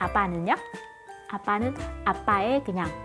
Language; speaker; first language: Korean; non-native, fluent; Vietnamese